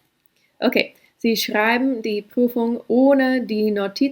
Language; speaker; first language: German; non-native, fluent; English